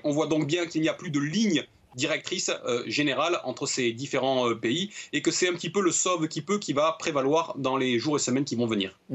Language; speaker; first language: French; native; French